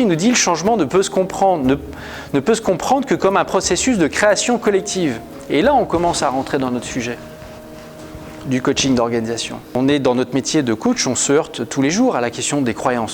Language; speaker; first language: French; native; French